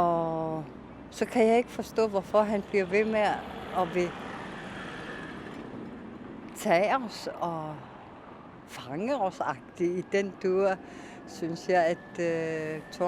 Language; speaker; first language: Danish; non-native, local second language; Kalaallisut